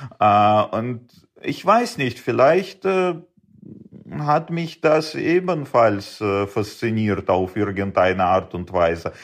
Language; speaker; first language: German; non-native, fluent; Russian